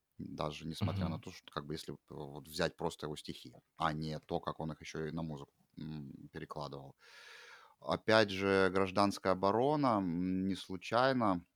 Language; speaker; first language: Russian; native; Russian